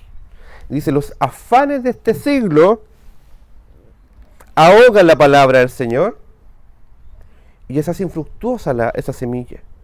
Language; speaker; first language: Spanish; native; Spanish